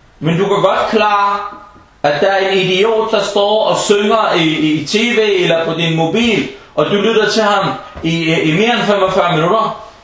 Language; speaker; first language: Danish; early bilingual, other home language; Arabic